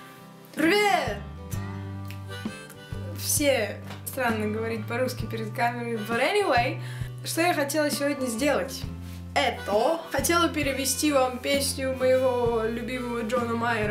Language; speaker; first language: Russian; early bilingual, heritage; Russian